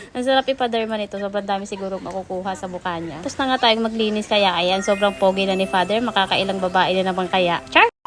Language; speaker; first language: Filipino; non-native, local second language; Cebuano